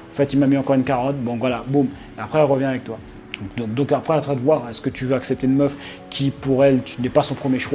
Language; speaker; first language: French; native; French